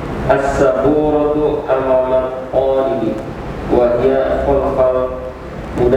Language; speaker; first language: Arabic; non-native, learner; Indonesian